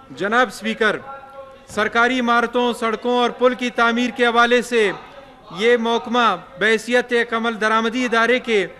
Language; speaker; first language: Urdu; non-native, local second language; Baluchi